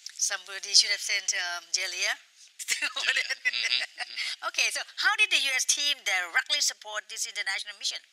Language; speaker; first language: English; non-native, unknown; Thai